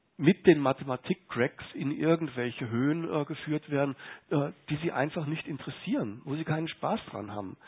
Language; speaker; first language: German; native; German